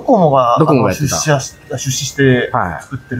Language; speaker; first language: Japanese; native; Japanese